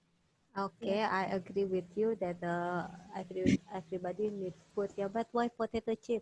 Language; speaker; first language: English; non-native, fluent; Indonesian